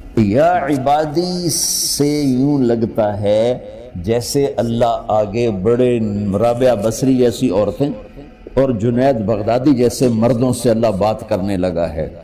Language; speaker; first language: Urdu; non-native, local second language; Punjabi